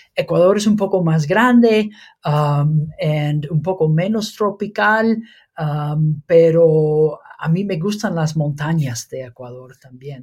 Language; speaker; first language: Spanish; non-native, fluent; English